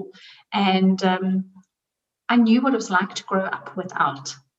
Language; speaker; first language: English; native; English